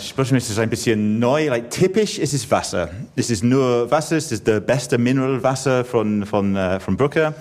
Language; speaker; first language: German; non-native, learner; English